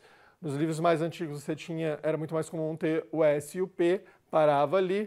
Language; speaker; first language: Portuguese; native; Portuguese